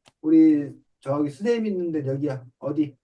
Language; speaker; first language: Korean; native; Korean